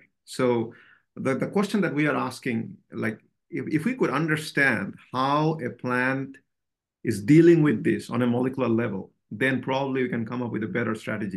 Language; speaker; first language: English; non-native, local second language; Bangla